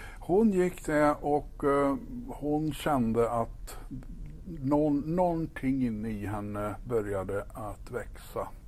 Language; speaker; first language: Swedish; native; Swedish